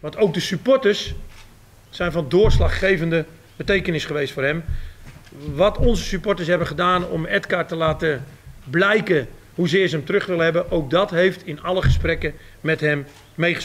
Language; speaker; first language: Dutch; native; Dutch